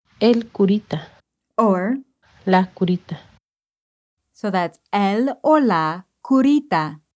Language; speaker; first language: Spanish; non-native, fluent; English